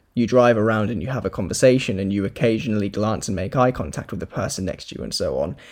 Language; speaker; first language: English; native; English